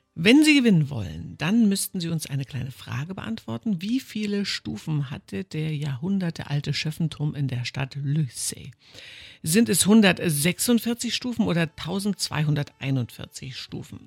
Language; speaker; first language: German; native; German